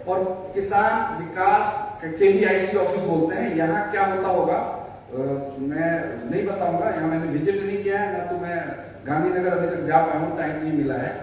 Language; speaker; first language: Hindi; native; Hindi